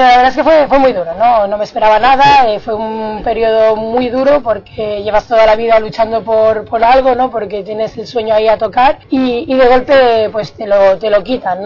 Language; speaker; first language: Spanish; native; Spanish